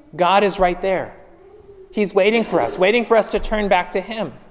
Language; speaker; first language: English; native; English